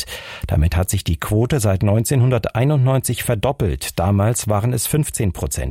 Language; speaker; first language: German; native; German